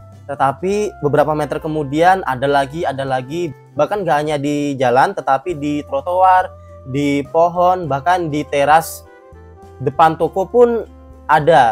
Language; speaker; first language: Indonesian; native; Indonesian